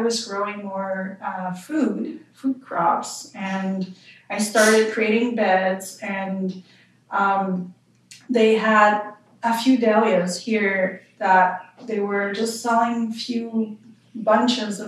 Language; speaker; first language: English; non-native, fluent; French